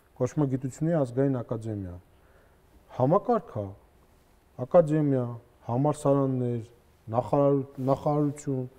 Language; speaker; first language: Armenian; native; Armenian